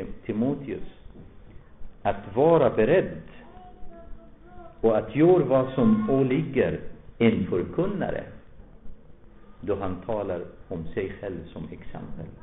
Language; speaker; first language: Swedish; non-native, fluent; Arabic